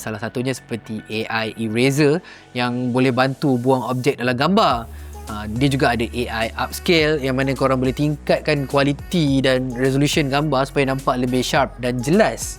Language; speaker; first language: Malay; native; Malay